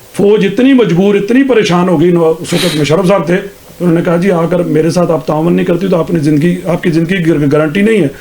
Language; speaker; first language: Urdu; non-native, local second language; Punjabi